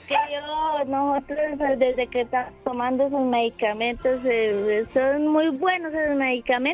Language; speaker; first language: Spanish; native; Spanish